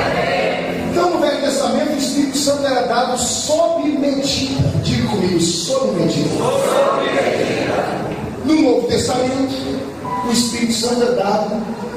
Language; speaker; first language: Portuguese; native; Portuguese